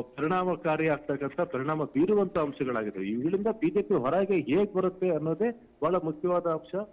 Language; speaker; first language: Kannada; native; Kannada